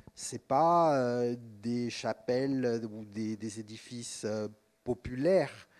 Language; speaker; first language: French; native; French